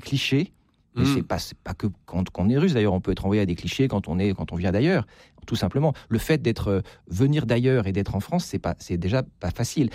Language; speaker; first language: French; native; French